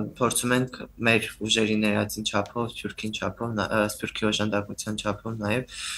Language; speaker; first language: Armenian; native; Armenian